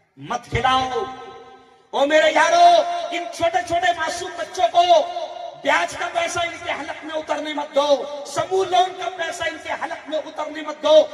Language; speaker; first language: Urdu; native; Urdu